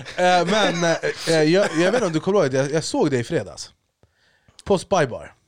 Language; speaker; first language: Swedish; native; Swedish